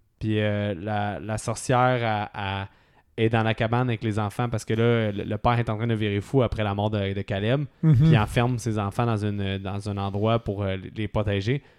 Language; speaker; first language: French; native; French